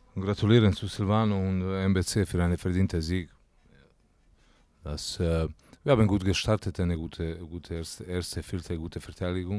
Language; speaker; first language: German; non-native, learner; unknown